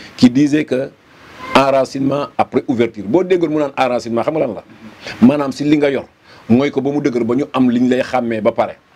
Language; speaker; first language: Wolof; non-native, local second language; Serer